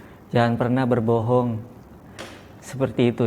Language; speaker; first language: Indonesian; native; Indonesian